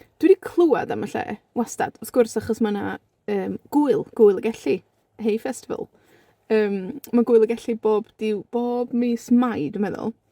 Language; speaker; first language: Welsh; native; Welsh